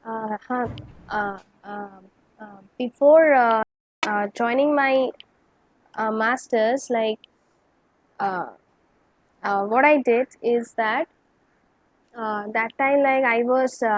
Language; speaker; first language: English; non-native, local second language; Bangla